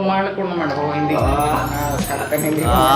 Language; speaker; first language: Filipino; non-native, learner; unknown